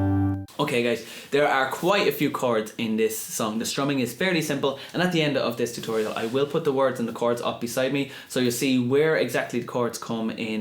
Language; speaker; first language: English; native; English